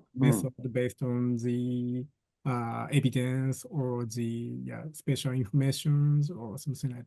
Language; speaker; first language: English; non-native, fluent; Japanese